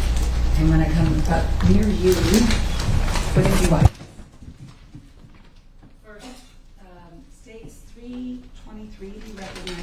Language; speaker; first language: English; native; English